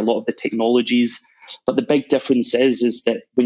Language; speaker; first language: English; native; English